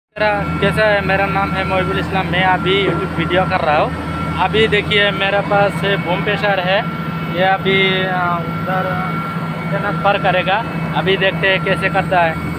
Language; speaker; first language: Hindi; non-native, local second language; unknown